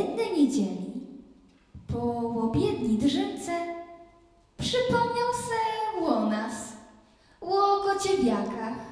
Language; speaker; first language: Polish; native; Polish